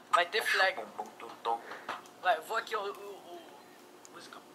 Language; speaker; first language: Portuguese; native; Portuguese